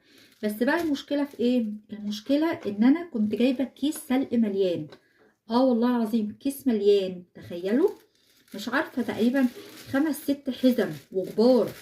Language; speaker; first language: Arabic; native; Arabic